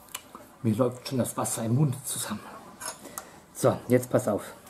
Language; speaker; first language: German; native; German